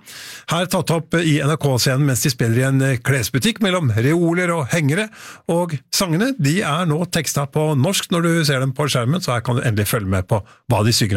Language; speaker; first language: Norwegian; native; Norwegian